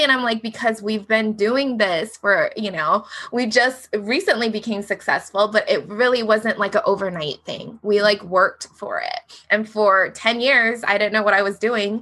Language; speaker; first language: English; native; English